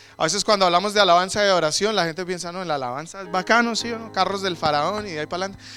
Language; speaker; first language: Spanish; native; Spanish